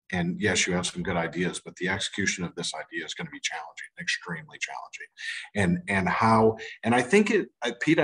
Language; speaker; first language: English; native; English